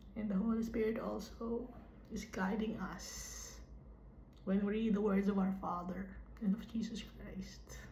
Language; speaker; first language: English; non-native, local second language; Filipino